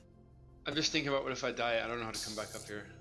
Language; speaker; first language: English; native; English